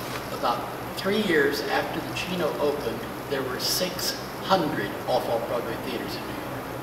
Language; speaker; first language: English; native; English